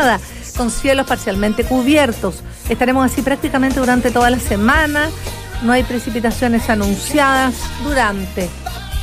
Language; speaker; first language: Spanish; native; Spanish